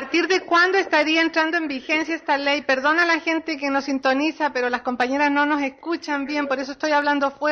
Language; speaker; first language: Spanish; native; Spanish